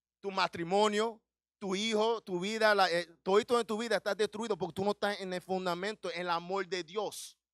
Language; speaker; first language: Spanish; early bilingual, heritage; Spanish